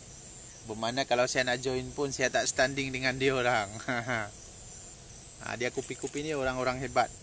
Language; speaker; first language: Malay; native; Malay